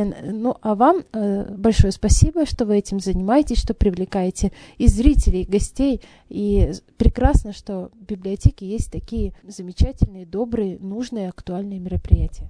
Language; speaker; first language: Russian; native; Russian